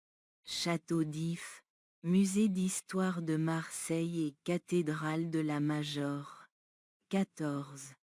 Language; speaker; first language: French; non-native, learner; Bangla